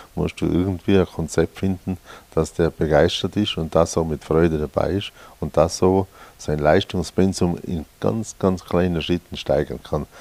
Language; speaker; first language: German; native; German